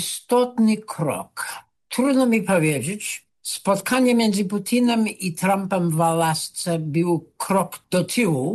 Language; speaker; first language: Polish; non-native, fluent; English